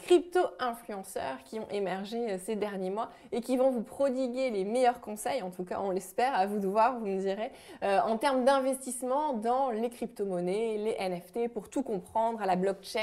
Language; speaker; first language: French; native; French